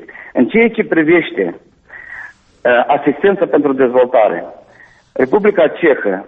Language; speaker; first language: Romanian; native; Romanian